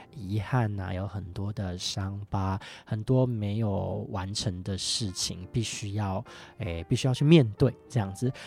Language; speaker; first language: Chinese; native; Chinese